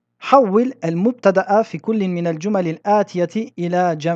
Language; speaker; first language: Arabic; non-native, fluent; French